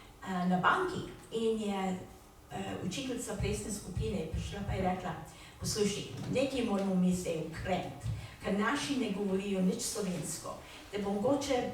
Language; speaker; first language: Slovenian; early bilingual, heritage; Slovenian